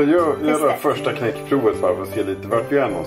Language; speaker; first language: Swedish; native; Swedish